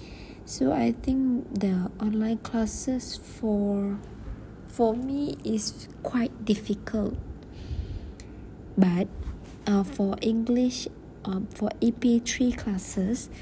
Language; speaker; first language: English; non-native, learner; Malay